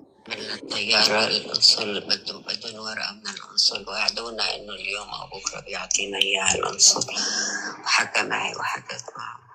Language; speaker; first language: Arabic; native; Arabic